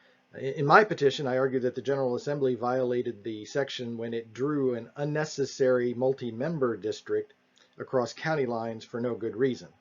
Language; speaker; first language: English; native; English